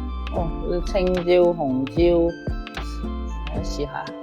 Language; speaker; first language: Chinese; non-native, local second language; Hakka Chinese